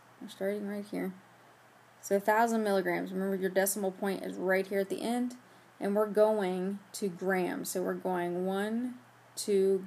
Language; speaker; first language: English; native; English